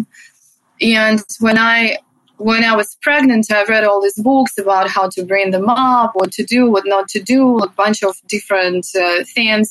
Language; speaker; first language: English; non-native, fluent; Russian